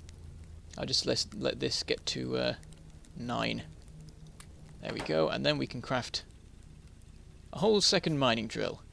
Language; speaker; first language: English; native; English